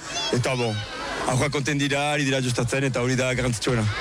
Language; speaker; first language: Basque; native; Basque